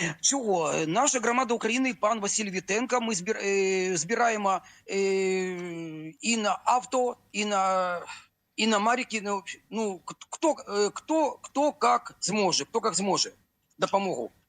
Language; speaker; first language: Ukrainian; non-native, local second language; Russian